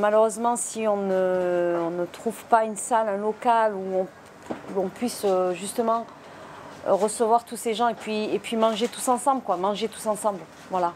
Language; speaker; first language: French; native; French